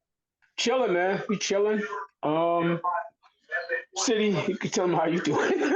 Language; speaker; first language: English; native; English